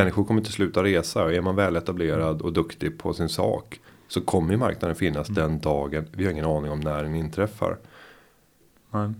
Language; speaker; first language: Swedish; native; Swedish